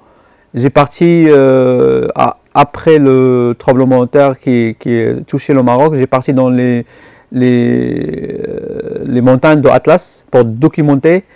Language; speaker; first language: French; non-native, local second language; Arabic